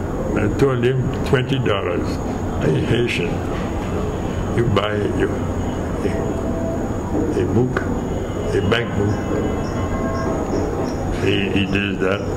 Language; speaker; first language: English; non-native, fluent; Haitian Creole